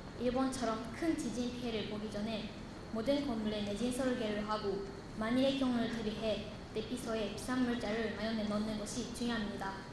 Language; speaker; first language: Korean; non-native, fluent; Japanese